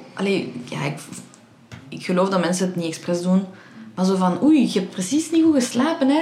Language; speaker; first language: Dutch; early bilingual, other home language; Persian